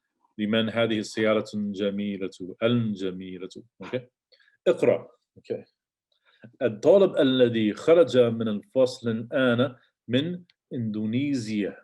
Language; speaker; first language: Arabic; non-native, fluent; English